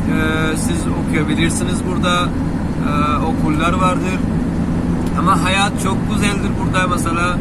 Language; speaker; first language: Turkish; non-native, learner; Urdu